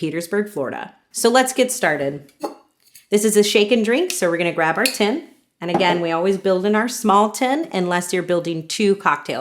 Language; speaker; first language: English; native; English